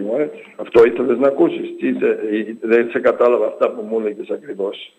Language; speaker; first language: Greek; early bilingual, heritage; English